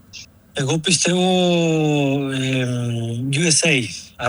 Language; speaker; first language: Greek; non-native, learner; Spanish